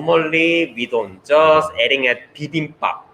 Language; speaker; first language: English; non-native, learner; Korean